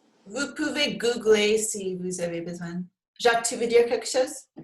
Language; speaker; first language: French; non-native, learner; English